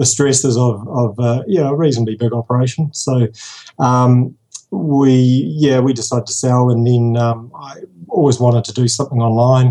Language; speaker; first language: English; native; English